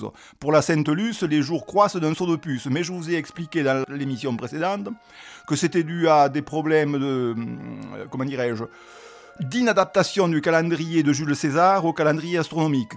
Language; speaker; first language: French; native; French